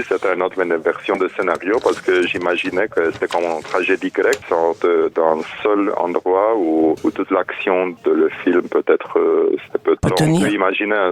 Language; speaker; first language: French; non-native, fluent; Romanian